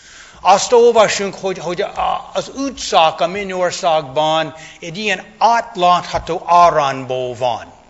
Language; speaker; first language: Hungarian; non-native, fluent; English